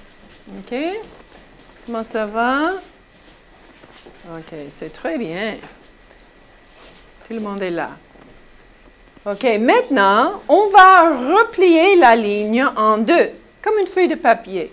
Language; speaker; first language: French; non-native, fluent; English